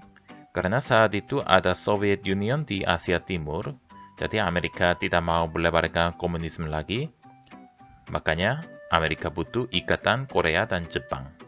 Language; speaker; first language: Indonesian; non-native, fluent; Korean